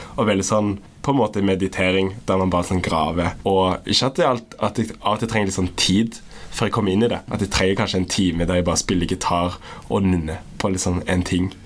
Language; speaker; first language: Norwegian; native; Norwegian